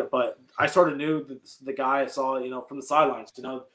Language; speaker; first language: English; native; English